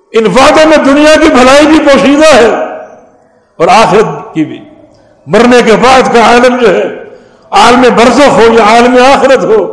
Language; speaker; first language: Urdu; native; Urdu